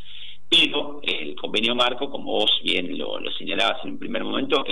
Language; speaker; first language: Spanish; native; Spanish